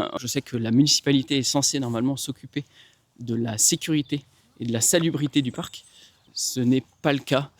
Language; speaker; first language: French; native; French